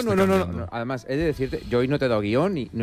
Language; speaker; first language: Spanish; native; Spanish